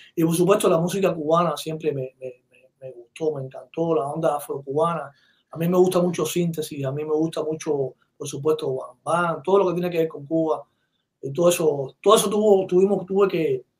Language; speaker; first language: Spanish; native; Spanish